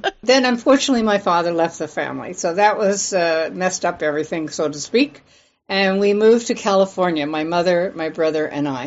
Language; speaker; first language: English; native; English